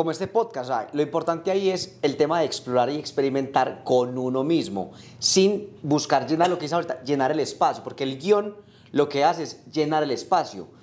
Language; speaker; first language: Spanish; native; Spanish